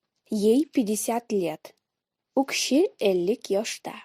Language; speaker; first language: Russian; non-native, fluent; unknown